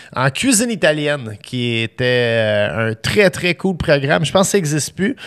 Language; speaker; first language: French; native; French